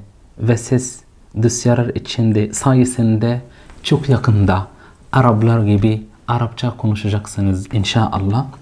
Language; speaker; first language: Turkish; non-native, fluent; Arabic